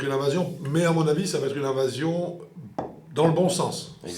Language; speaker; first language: French; native; French